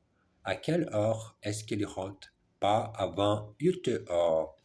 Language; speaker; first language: French; non-native, learner; Portuguese